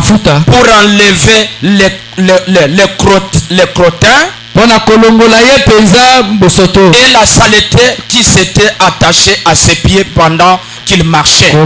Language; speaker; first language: French; non-native, local second language; Lingala